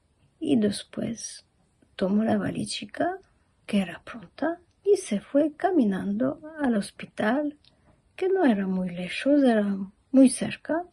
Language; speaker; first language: Spanish; early bilingual, heritage; Ladino